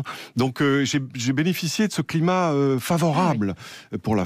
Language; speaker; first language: French; native; French